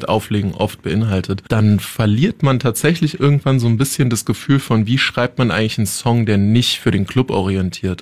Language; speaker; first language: German; native; German